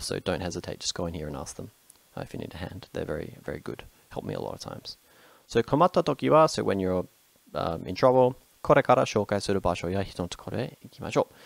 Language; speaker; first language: English; native; English